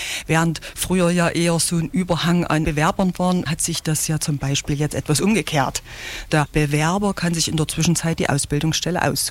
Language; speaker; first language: German; native; German